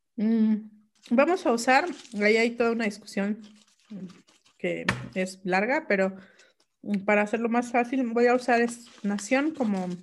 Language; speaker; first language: Spanish; non-native, local second language; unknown